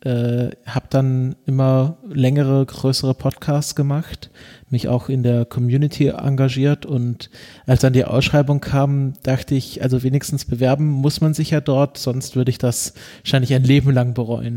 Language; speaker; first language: German; native; German